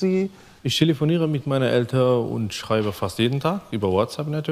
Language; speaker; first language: German; non-native, fluent; Arabic